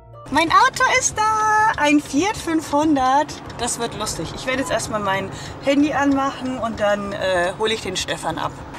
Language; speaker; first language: German; native; German